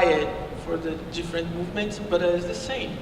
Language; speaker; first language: English; non-native, learner; Portuguese